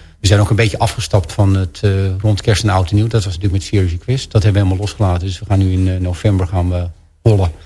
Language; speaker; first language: Dutch; native; Dutch